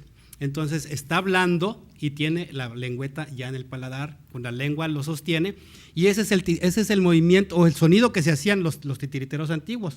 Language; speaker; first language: Spanish; native; Spanish